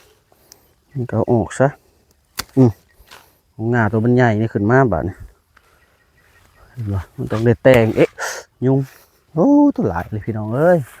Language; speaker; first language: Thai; non-native, local second language; Lao